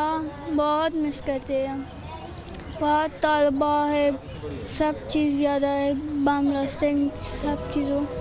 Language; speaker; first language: Hindi; early bilingual, other home language; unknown